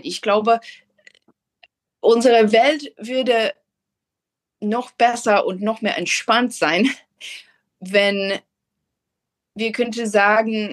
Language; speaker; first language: German; non-native, fluent; English